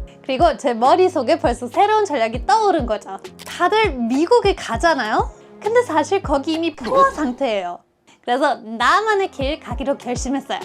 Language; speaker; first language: Korean; non-native, fluent; German